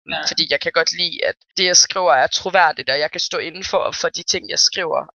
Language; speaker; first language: Danish; early bilingual, other home language; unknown